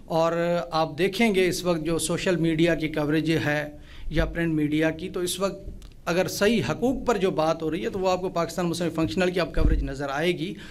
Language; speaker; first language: Urdu; non-native, local second language; Sindhi